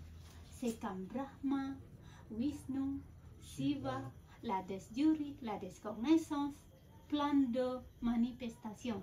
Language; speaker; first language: French; non-native, fluent; Balinese